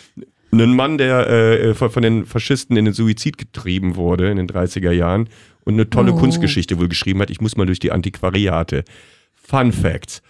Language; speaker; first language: German; native; German